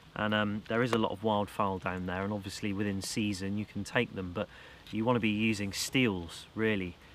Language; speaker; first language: English; native; English